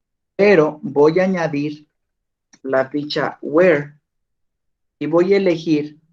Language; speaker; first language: Spanish; native; Spanish